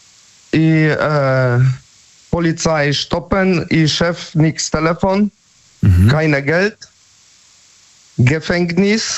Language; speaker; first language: German; non-native, learner; Polish